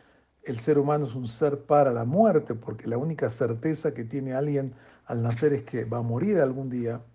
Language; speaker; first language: Spanish; native; Spanish